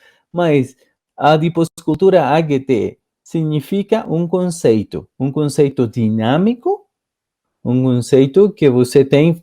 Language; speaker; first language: Portuguese; non-native, fluent; Spanish